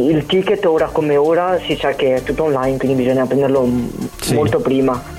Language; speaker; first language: Italian; native; Italian